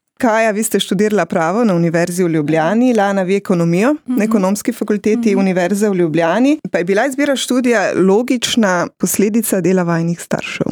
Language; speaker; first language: Slovenian; native; Slovenian